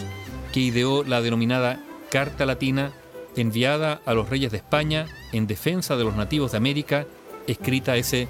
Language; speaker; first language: Spanish; native; Spanish